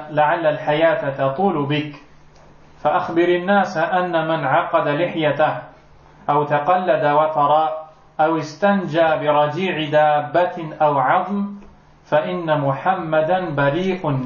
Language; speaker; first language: Arabic; non-native, fluent; French